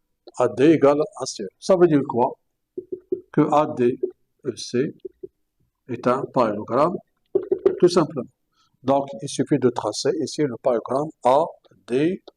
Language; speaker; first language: French; non-native, local second language; Arabic